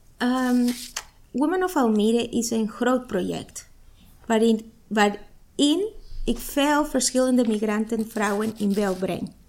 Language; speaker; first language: Dutch; non-native, fluent; Spanish